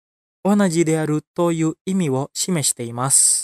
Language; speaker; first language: Japanese; non-native, fluent; Indonesian